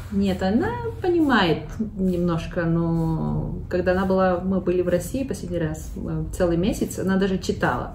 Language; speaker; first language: Russian; early bilingual, heritage; Russian